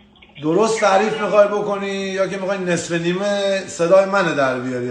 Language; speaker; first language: Persian; native; Persian